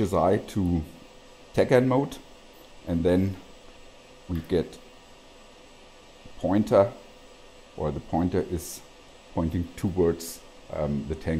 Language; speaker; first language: English; non-native, fluent; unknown